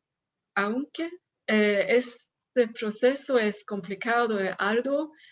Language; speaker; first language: Spanish; non-native, fluent; Swedish